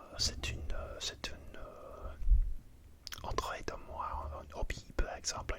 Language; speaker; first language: French; non-native, learner; English